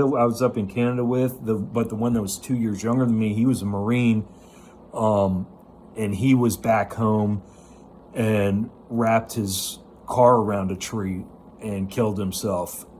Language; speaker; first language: English; native; English